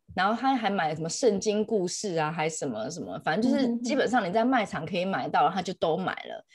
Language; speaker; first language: Chinese; native; Chinese